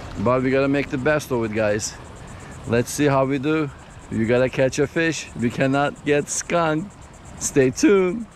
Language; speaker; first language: English; native; English